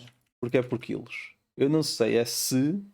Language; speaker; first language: Portuguese; native; Portuguese